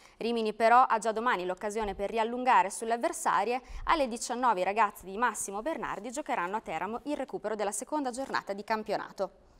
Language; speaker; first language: Italian; native; Italian